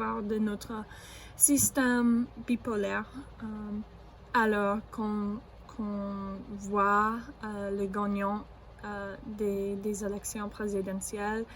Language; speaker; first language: French; non-native, learner; English